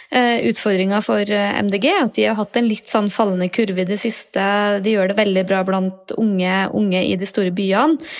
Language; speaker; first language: Norwegian; native; Norwegian